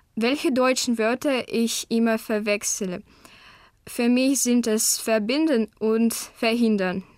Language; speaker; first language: German; non-native, fluent; Russian